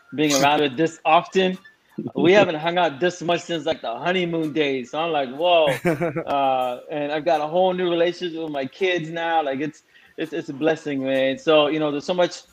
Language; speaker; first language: English; non-native, local second language; Tamil